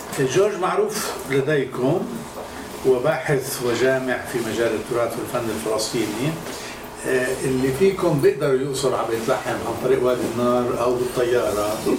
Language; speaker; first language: Arabic; native; Arabic